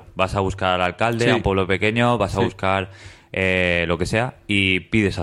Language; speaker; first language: Spanish; native; Spanish